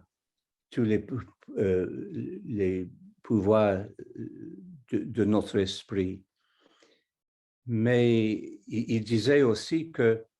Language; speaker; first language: French; non-native, fluent; English